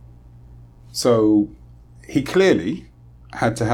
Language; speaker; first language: English; native; English